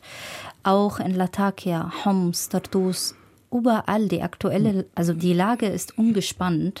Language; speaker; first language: German; non-native, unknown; Arabic